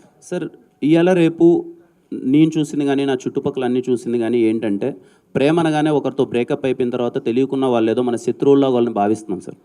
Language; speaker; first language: Telugu; native; Telugu